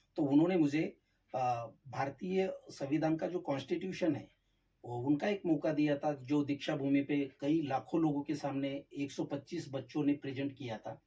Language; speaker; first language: Hindi; non-native, local second language; Marathi